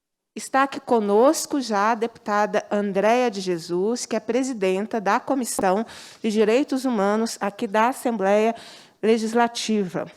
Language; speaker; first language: Portuguese; native; Portuguese